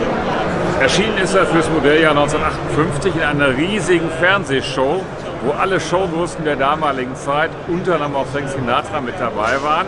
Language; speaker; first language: German; native; German